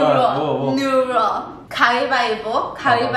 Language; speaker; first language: Korean; early bilingual, heritage; English